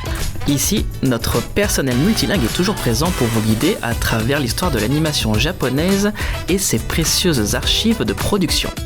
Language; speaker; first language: French; native; French